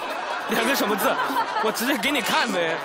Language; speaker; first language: Chinese; native; Chinese